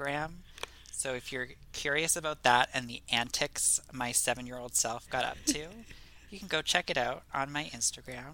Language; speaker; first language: English; native; English